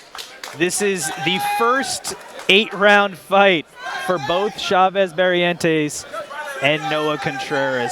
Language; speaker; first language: English; native; English